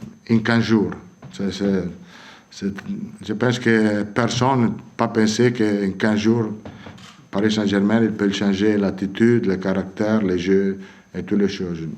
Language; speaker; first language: French; non-native, fluent; Italian